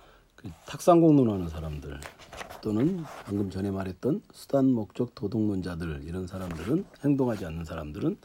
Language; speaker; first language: Korean; native; Korean